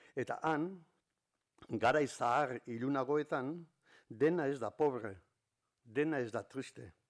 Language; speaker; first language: Basque; native; Basque